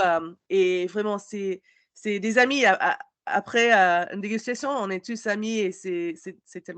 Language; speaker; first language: French; non-native, learner; English